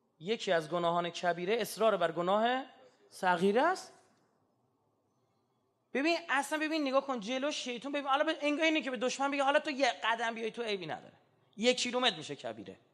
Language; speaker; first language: Persian; native; Persian